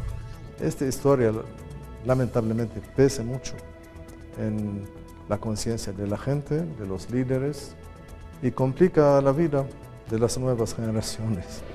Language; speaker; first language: Spanish; non-native, fluent; Arabic